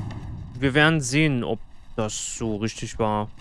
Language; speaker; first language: German; native; German